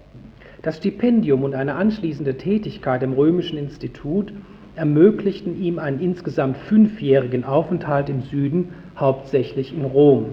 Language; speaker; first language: German; native; German